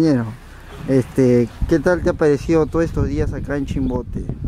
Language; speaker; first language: Spanish; native; Spanish